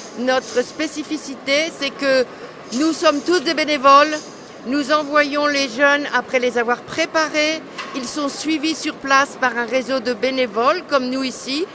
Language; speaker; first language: French; native; French